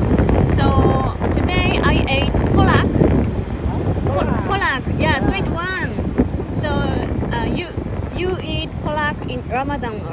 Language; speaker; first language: English; non-native, learner; Japanese